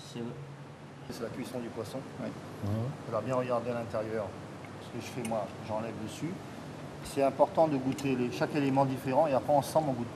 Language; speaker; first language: French; native; French